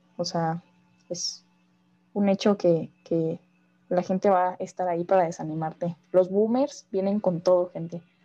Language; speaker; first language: Spanish; native; Spanish